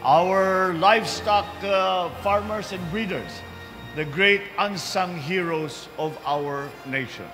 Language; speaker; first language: English; non-native, local second language; Filipino